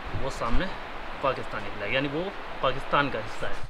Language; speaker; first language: Hindi; native; Hindi